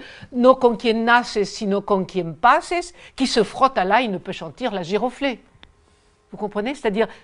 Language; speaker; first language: French; native; French